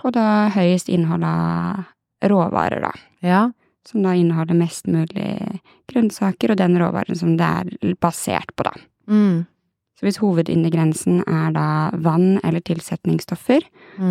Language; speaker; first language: Norwegian; native; Norwegian